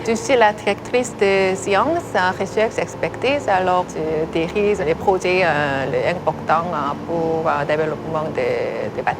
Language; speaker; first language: French; non-native, fluent; Korean